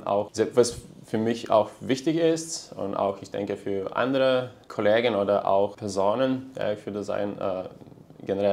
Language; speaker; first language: German; non-native, fluent; Lithuanian